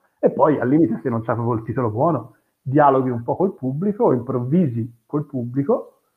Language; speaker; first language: Italian; native; Italian